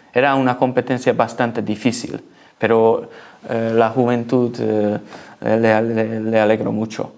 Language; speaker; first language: Spanish; non-native, learner; Hungarian